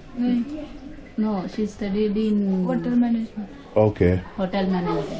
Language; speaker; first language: English; non-native, local second language; Konkani